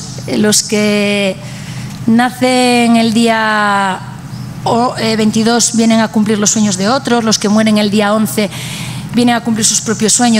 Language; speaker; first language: Spanish; native; Spanish